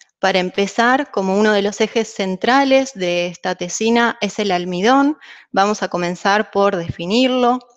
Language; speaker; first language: Spanish; native; Spanish